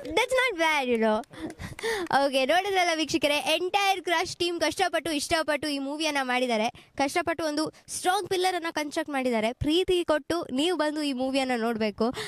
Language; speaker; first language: Kannada; native; Kannada